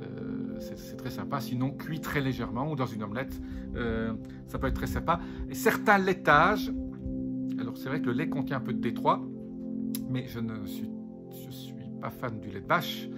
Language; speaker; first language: French; native; French